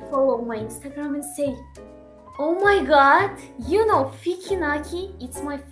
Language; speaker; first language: English; non-native, learner; Russian